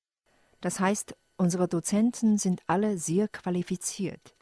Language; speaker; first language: German; non-native, fluent; Chinese